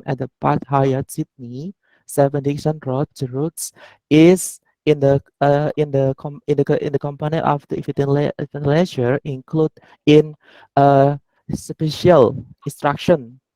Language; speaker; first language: English; non-native, learner; Indonesian